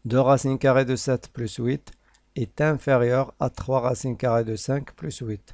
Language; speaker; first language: French; non-native, local second language; Arabic